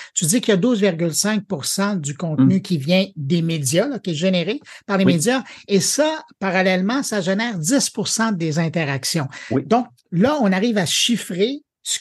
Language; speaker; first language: French; native; French